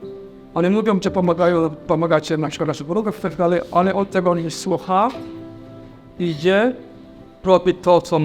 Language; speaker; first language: Polish; non-native, fluent; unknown